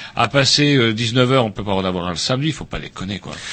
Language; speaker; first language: French; native; French